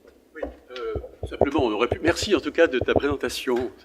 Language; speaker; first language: French; native; French